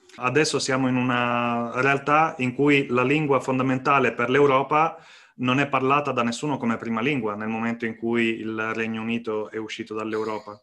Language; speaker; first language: Italian; native; Italian